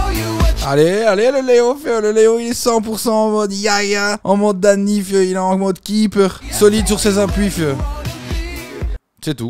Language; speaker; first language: French; native; French